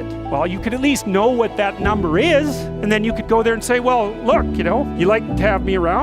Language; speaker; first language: English; native; English